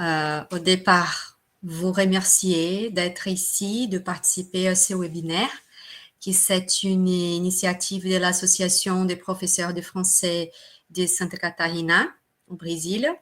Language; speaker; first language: French; non-native, fluent; Portuguese